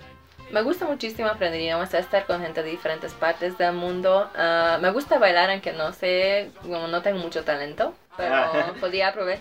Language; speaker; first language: Spanish; non-native, fluent; Hungarian